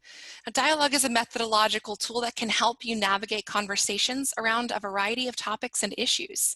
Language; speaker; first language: English; native; English